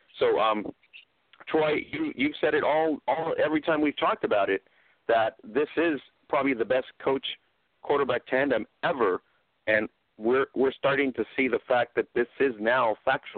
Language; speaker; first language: English; early bilingual, other home language; Spanish